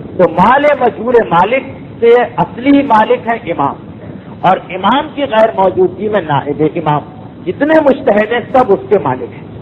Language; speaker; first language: Urdu; native; Urdu